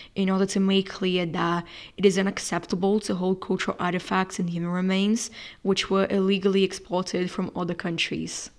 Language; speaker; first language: English; non-native, fluent; Portuguese